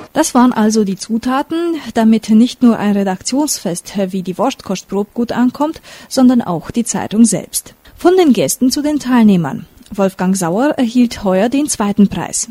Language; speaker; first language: German; native; German